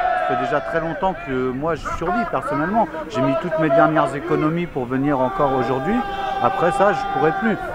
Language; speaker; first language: French; native; French